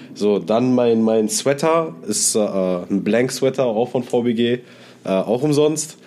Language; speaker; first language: German; native; German